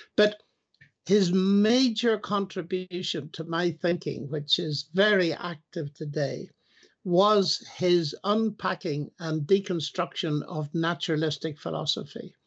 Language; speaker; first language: English; native; English